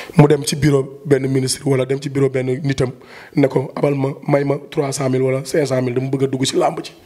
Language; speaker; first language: Wolof; native; Wolof